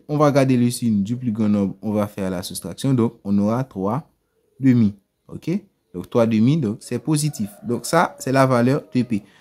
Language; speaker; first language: French; non-native, local second language; Haitian Creole